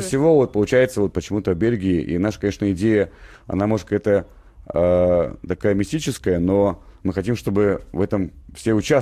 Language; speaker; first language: Russian; native; Russian